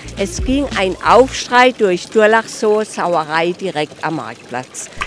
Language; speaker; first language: German; native; German